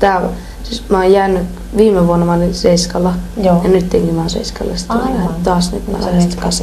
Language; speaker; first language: Finnish; early bilingual, other home language; Persian